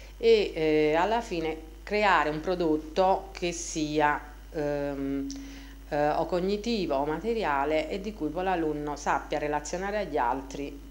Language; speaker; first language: Italian; native; Italian